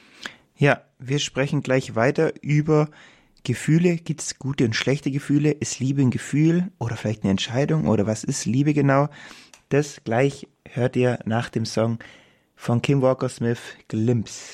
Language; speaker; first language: German; native; German